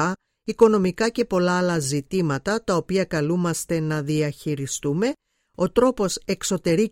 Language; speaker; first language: Greek; native; Greek